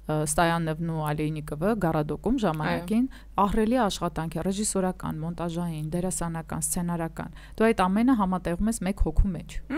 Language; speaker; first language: Armenian; native; Armenian